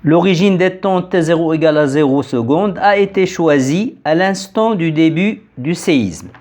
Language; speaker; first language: French; non-native, local second language; Arabic